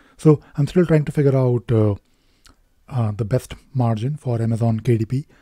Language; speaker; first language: English; non-native, local second language; Hindi